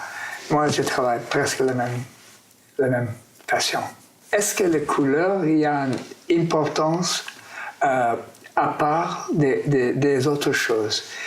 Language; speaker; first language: French; non-native, fluent; English